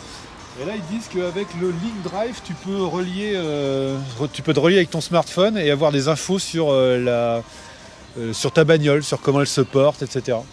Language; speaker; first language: French; native; French